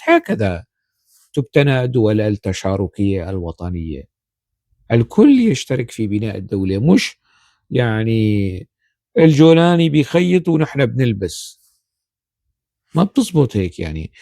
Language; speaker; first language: Arabic; non-native, local second language; Kurdish